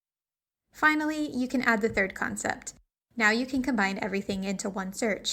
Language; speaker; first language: English; native; English